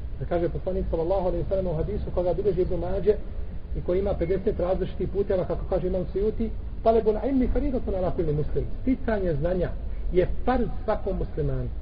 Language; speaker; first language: Bosnian; native; Bosnian